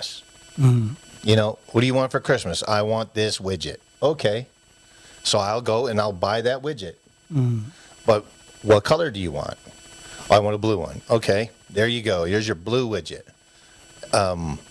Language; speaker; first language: English; native; English